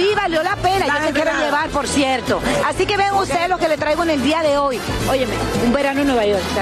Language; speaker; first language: Spanish; native; Spanish